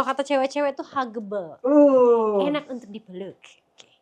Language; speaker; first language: Indonesian; native; Indonesian